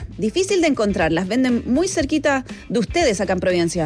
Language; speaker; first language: Spanish; native; Spanish